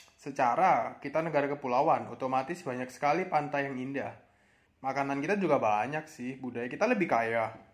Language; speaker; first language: Indonesian; native; Indonesian